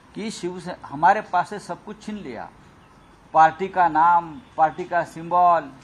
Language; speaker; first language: Hindi; non-native, local second language; Marathi